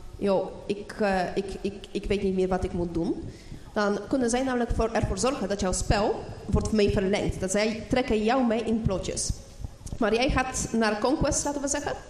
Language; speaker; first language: Dutch; non-native, fluent; Polish